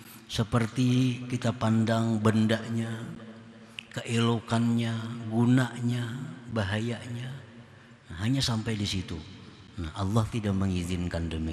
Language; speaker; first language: Indonesian; non-native, local second language; Banjar